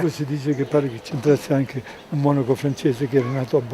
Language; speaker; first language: Italian; native; Italian